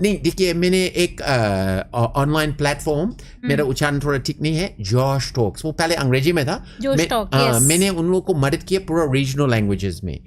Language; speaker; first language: Hindi; non-native, fluent; English